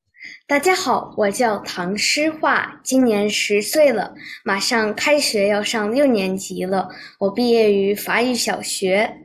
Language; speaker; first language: Chinese; early bilingual, heritage; Chinese